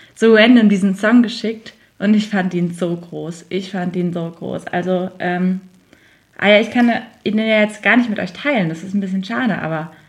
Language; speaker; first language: German; native; German